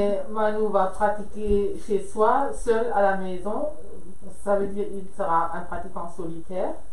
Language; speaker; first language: French; non-native, fluent; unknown